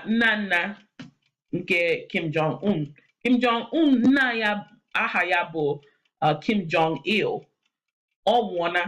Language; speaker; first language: Igbo; non-native, learner; English